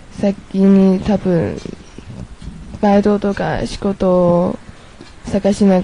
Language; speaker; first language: Japanese; non-native, learner; Chinese